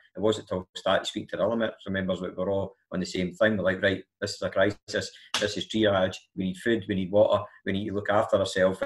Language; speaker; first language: English; native; English